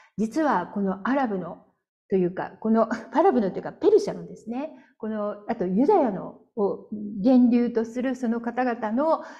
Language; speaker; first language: Japanese; native; Japanese